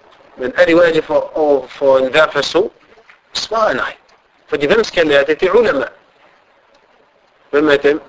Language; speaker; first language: Danish; non-native, fluent; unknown